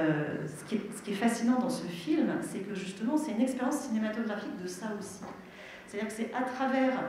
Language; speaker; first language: French; native; French